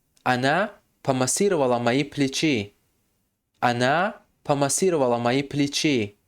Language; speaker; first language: Russian; non-native, fluent; Tajik